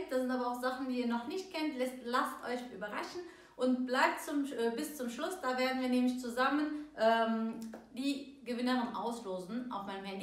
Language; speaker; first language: German; early bilingual, other home language; Turkish